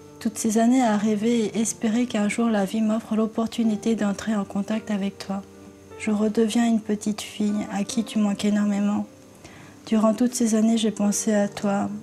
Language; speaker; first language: French; early bilingual, other home language; Korean